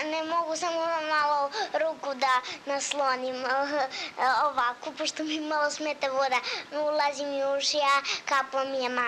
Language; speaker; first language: Serbian; native; Serbian